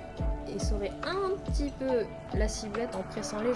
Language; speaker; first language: French; native; French